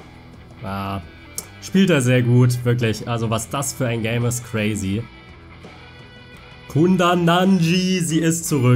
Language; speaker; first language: German; native; German